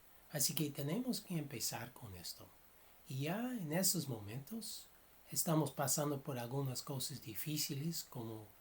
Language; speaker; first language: Spanish; non-native, fluent; English